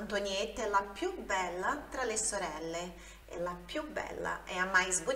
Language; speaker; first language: Italian; non-native, fluent; Portuguese